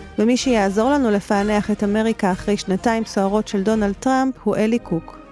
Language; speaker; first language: Hebrew; native; Hebrew